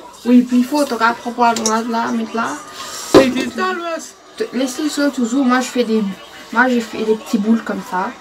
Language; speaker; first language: French; non-native, local second language; Morisyen